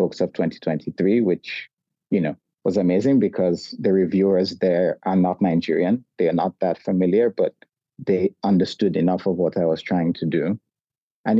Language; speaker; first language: English; non-native, local second language; Yoruba